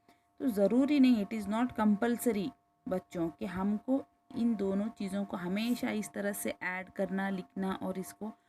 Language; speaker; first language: Hindi; non-native, local second language; Kannada